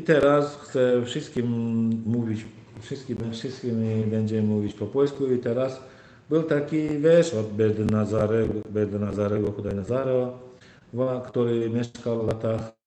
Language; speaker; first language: Polish; non-native, learner; Turkmen